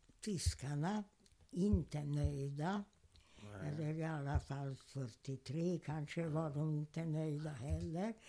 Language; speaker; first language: Swedish; non-native, fluent; Hungarian